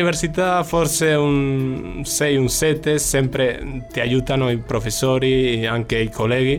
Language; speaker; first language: Italian; non-native, fluent; Spanish